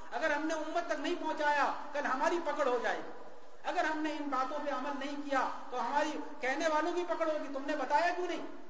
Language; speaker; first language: Urdu; native; Urdu